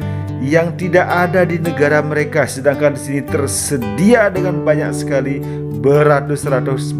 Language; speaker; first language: Indonesian; native; Indonesian